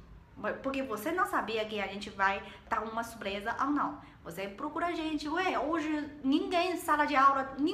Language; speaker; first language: Portuguese; non-native, learner; Chinese